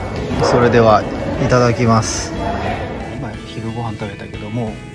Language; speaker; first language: Japanese; native; Japanese